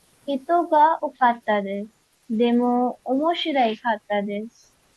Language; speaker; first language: Japanese; non-native, learner; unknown